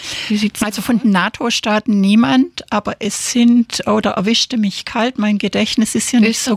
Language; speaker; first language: German; native; German